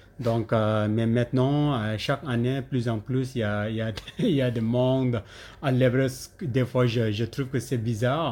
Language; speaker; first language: French; non-native, learner; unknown